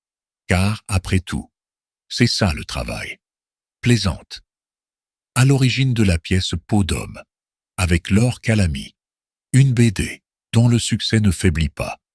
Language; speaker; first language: French; native; French